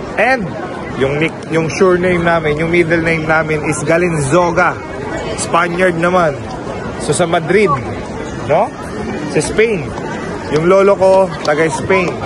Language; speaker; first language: Filipino; native; Filipino